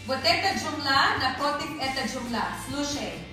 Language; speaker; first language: Russian; non-native, learner; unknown